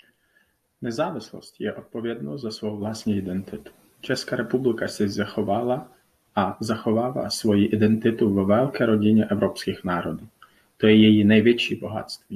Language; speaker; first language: Czech; non-native, fluent; Ukrainian